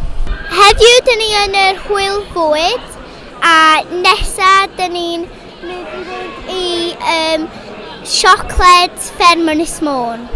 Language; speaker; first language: Welsh; non-native, local second language; English